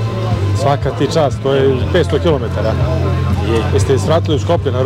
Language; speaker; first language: Croatian; native; Croatian